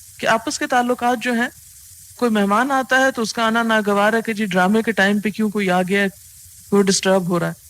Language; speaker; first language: Urdu; native; Urdu